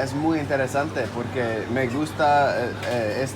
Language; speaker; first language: Spanish; non-native, learner; English